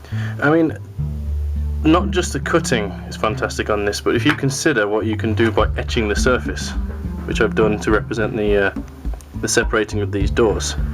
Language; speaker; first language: English; native; English